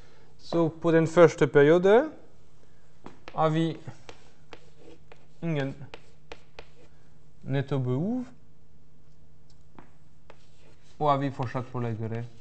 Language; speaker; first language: Norwegian; non-native, fluent; French